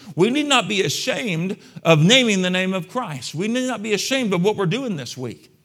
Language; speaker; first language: English; native; English